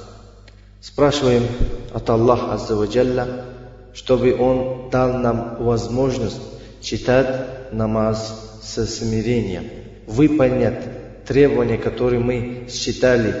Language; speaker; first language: Russian; non-native, fluent; Uzbek